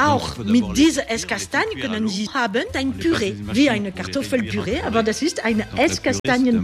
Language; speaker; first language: German; non-native, learner; French